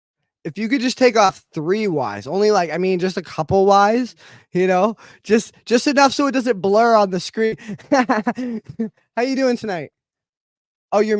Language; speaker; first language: English; native; English